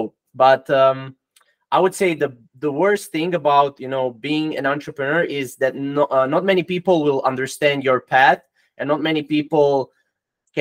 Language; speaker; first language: English; non-native, fluent; Croatian